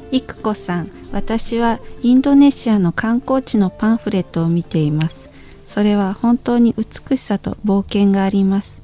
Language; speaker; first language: Japanese; non-native, learner; Indonesian